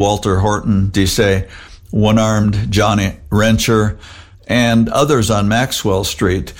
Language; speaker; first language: English; native; English